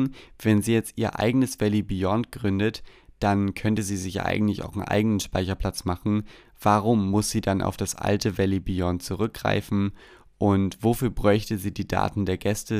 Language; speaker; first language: German; native; German